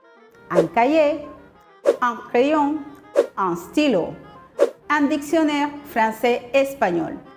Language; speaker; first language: French; non-native, fluent; Spanish